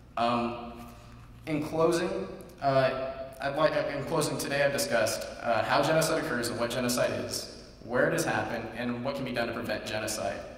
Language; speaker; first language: English; native; English